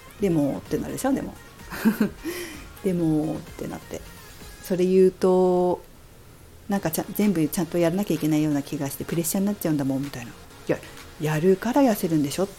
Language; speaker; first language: Japanese; native; Japanese